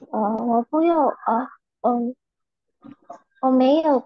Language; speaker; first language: Chinese; non-native, learner; Burmese